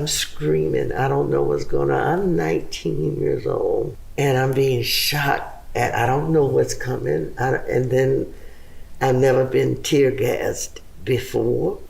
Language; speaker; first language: English; native; English